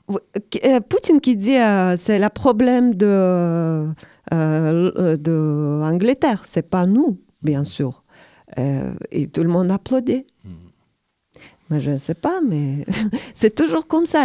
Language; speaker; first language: French; non-native, learner; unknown